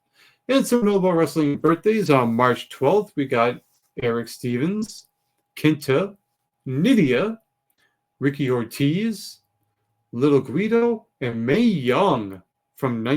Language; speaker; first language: English; native; English